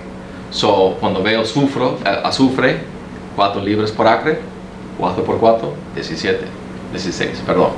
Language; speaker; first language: Spanish; early bilingual, heritage; Spanish